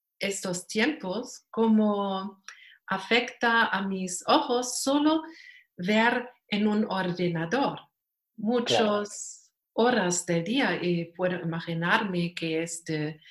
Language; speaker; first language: Spanish; non-native, learner; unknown